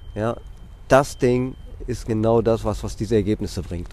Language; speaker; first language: German; non-native, fluent; Greek